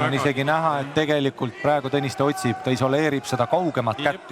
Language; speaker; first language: Estonian; native; Estonian